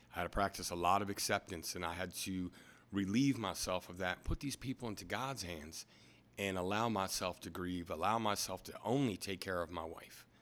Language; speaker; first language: English; native; English